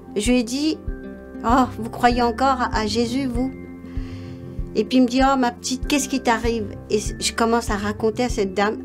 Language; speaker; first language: French; non-native, local second language; Morisyen